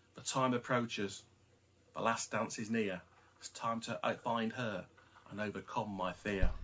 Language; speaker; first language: English; native; English